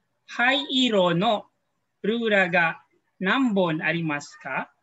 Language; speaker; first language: Japanese; non-native, fluent; Filipino